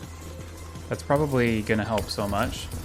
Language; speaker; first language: English; native; English